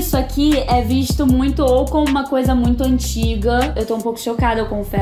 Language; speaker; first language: Portuguese; native; Portuguese